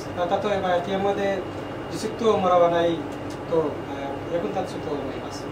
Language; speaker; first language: Japanese; non-native, learner; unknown